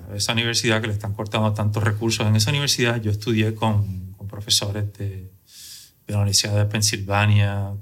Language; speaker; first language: Spanish; native; Spanish